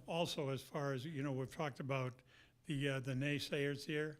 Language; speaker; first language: English; native; English